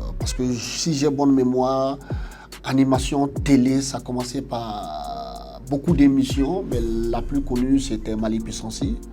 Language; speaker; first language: French; non-native, local second language; Fula